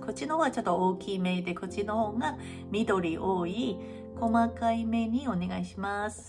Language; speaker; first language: Japanese; non-native, fluent; Chinese